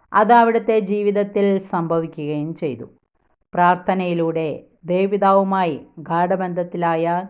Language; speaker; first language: Malayalam; native; Malayalam